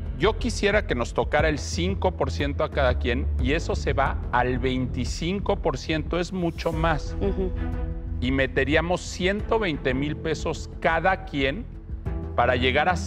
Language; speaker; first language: Spanish; native; Spanish